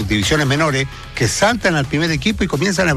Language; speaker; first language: Spanish; native; Spanish